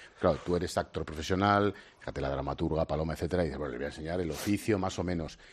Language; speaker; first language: Spanish; native; Spanish